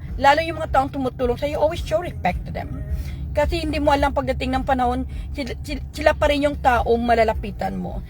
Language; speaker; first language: Filipino; non-native, local second language; Hiligaynon